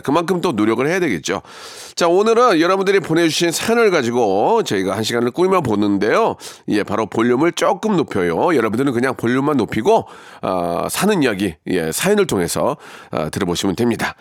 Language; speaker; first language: Korean; native; Korean